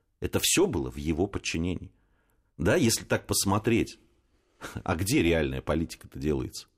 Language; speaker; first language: Russian; native; Russian